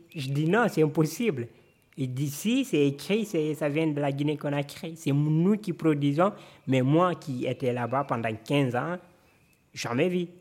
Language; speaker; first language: French; non-native, local second language; Fula